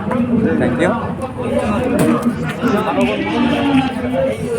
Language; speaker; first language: Hindi; non-native, local second language; Chakma